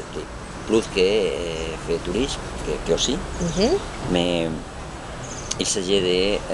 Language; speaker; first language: French; non-native, learner; Spanish